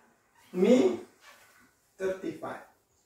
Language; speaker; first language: English; non-native, learner; Indonesian